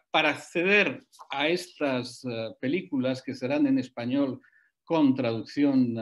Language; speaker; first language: Spanish; native; Spanish